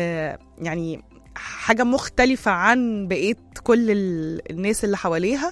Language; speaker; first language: Arabic; native; Arabic